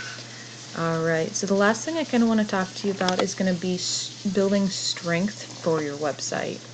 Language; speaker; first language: English; native; English